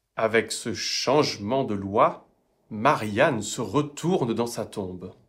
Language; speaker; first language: French; native; French